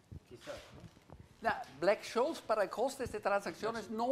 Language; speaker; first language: Spanish; non-native, fluent; German